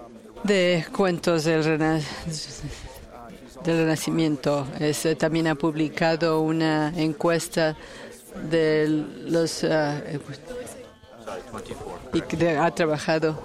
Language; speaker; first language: Spanish; non-native, fluent; English